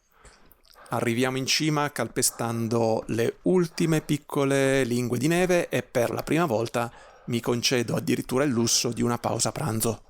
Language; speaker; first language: Italian; native; Italian